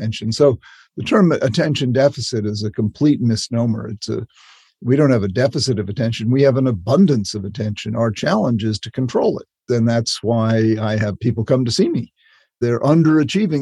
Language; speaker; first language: English; native; English